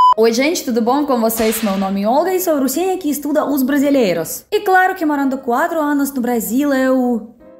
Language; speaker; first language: Portuguese; non-native, fluent; Russian